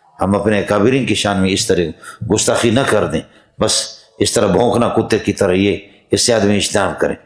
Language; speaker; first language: Urdu; non-native, local second language; Brahui